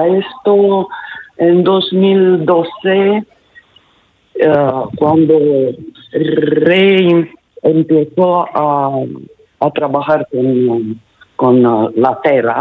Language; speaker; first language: Spanish; non-native, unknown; Romanian